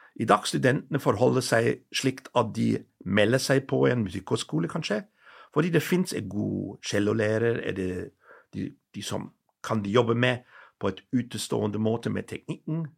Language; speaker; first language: Norwegian; non-native, fluent; German